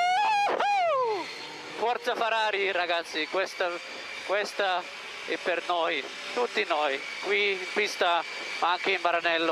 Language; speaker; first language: Italian; non-native, learner; German